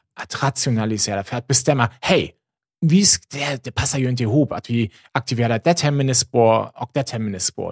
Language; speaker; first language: Swedish; non-native, fluent; German